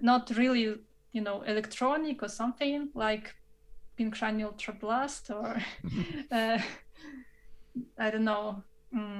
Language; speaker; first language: English; non-native, fluent; Russian